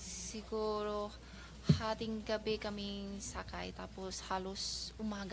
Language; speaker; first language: Filipino; non-native, learner; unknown